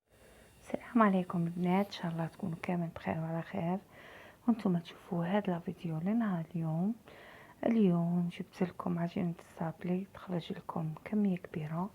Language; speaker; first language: Arabic; native; Arabic